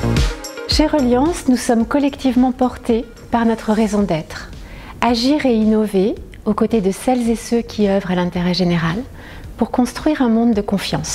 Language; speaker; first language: French; native; French